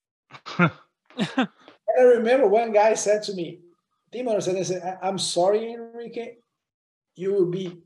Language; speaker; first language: English; non-native, fluent; Portuguese